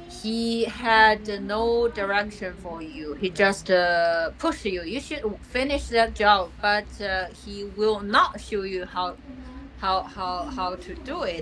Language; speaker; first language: English; non-native, fluent; Chinese